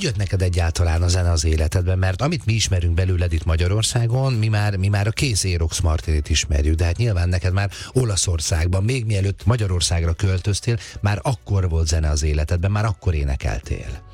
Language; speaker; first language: Hungarian; native; Hungarian